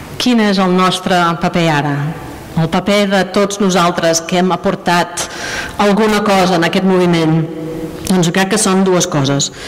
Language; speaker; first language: Catalan; non-native, fluent; English